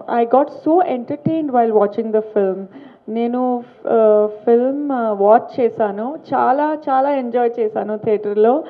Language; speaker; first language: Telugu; non-native, learner; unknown